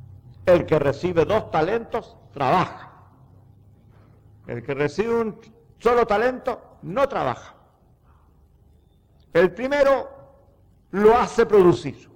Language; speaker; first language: Spanish; native; Spanish